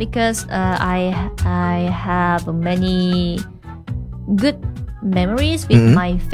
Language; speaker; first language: English; non-native, learner; Korean